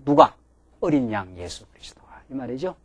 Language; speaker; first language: Korean; native; Korean